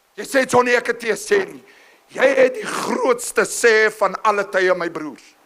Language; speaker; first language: Afrikaans; native; Afrikaans